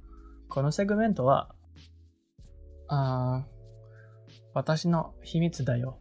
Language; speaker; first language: Japanese; non-native, learner; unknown